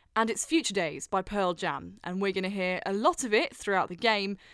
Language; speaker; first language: English; native; English